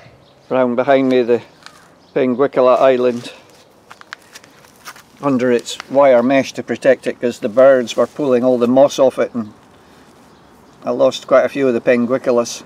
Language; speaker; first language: English; native; English